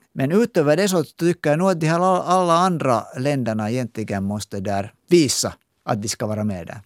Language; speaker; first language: Swedish; native; Swedish